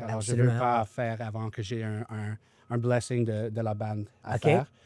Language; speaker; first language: French; non-native, learner; English